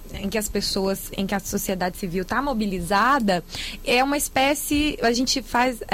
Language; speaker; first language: Portuguese; native; Portuguese